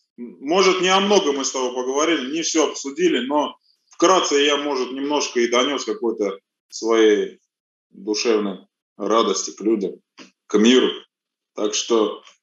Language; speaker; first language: Russian; early bilingual, other home language; Armenian